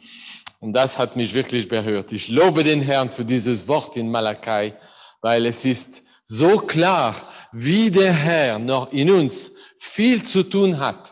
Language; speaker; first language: German; non-native, learner; English